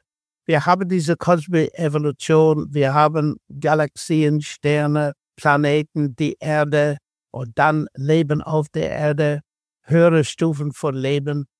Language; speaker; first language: German; non-native, fluent; English